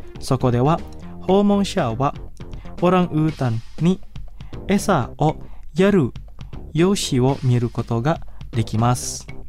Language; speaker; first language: Japanese; non-native, fluent; Indonesian